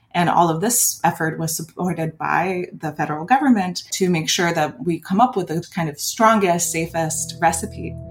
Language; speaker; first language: English; early bilingual, other home language; Lithuanian